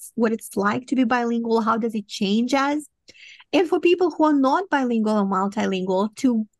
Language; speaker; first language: English; non-native, fluent; Romanian